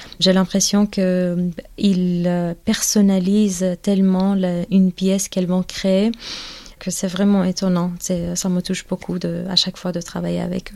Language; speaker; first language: French; non-native, fluent; Persian